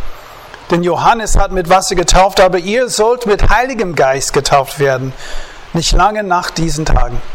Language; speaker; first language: German; non-native, fluent; English